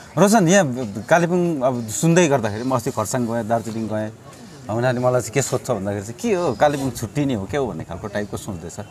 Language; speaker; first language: Nepali; native; Nepali